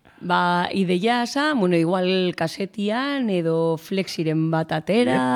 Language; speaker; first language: Basque; native; Basque